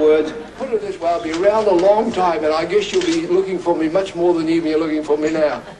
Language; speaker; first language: English; native; English